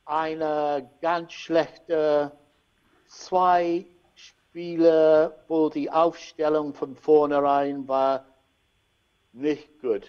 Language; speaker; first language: German; non-native, learner; English